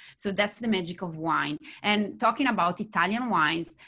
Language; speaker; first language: English; non-native, fluent; Italian